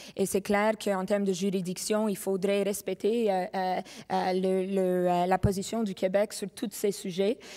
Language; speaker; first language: French; non-native, local second language; English